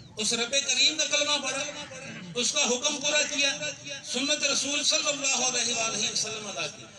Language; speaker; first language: Urdu; non-native, local second language; Punjabi